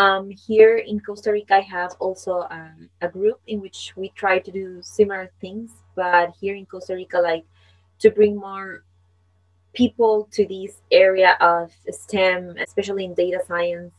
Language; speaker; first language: English; non-native, fluent; Spanish